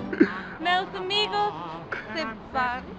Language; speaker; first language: Portuguese; non-native, learner; Spanish